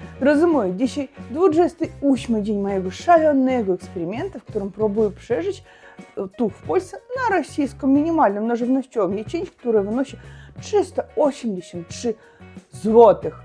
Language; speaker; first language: Polish; non-native, learner; Russian